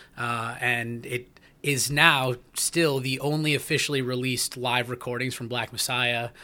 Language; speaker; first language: English; native; English